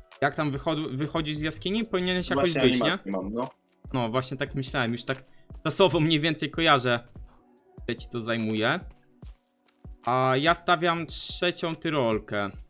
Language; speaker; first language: Polish; native; Polish